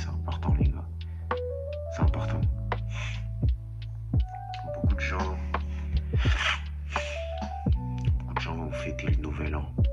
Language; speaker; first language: French; native; French